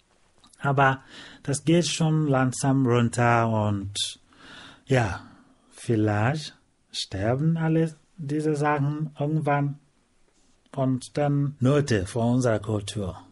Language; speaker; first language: German; non-native, learner; Igbo